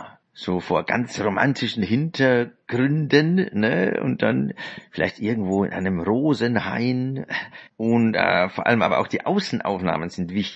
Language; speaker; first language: German; native; German